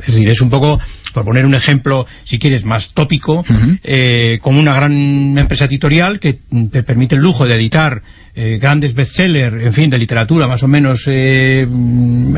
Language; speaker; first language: Spanish; native; Spanish